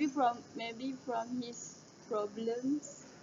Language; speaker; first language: English; non-native, learner; Malay